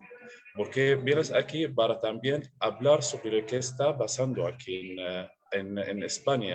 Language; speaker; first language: Spanish; non-native, learner; Arabic